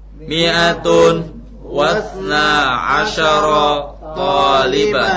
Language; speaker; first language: Arabic; non-native, learner; Indonesian